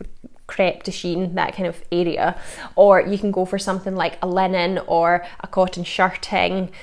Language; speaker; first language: English; native; English